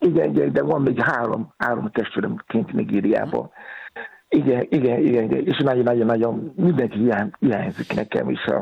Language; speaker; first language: Hungarian; non-native, learner; Yoruba